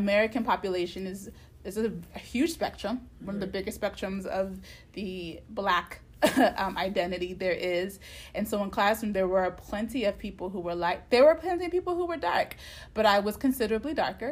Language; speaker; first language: English; native; English